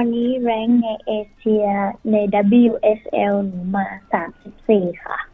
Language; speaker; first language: Thai; early bilingual, heritage; Thai